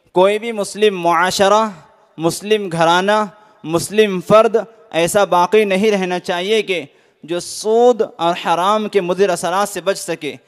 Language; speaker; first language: Urdu; native; Urdu